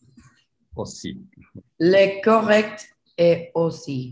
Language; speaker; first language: French; non-native, learner; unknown